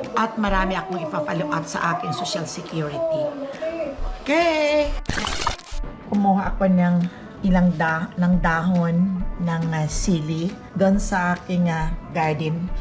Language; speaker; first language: Filipino; non-native, local second language; Cebuano